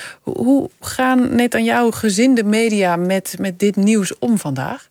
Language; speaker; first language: Dutch; native; Dutch